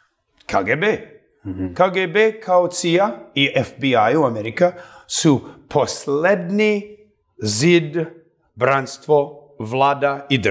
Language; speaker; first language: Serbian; early bilingual, heritage; Serbian